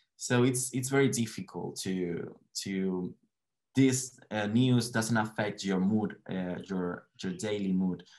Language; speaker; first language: English; non-native, learner; Spanish